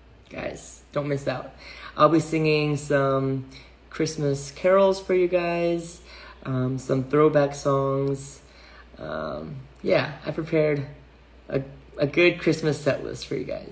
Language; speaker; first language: English; early bilingual, other home language; Korean